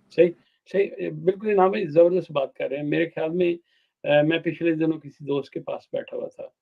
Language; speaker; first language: Urdu; non-native, local second language; Punjabi